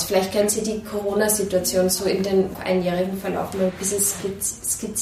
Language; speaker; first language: German; native; German